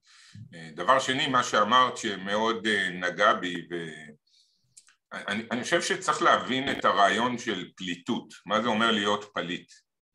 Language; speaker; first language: Hebrew; native; Hebrew